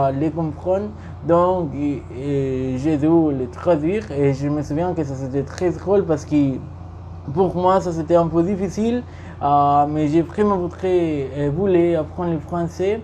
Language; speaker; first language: French; non-native, learner; Spanish